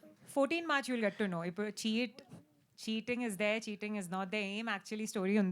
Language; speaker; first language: Telugu; non-native, learner; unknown